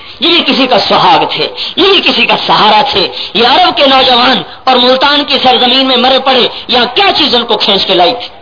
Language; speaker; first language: Urdu; non-native, local second language; Punjabi